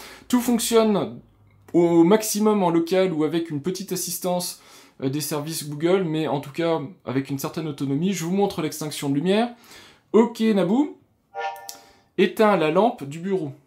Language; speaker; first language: French; native; French